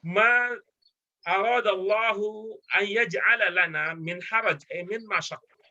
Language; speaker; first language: Arabic; non-native, fluent; Indonesian